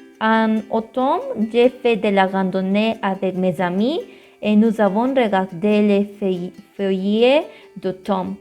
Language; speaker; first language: French; non-native, learner; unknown